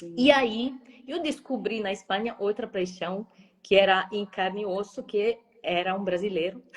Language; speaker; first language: Portuguese; non-native, fluent; Italian